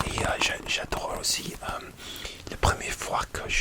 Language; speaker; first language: French; non-native, learner; English